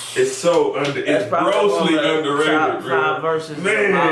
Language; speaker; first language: English; native; English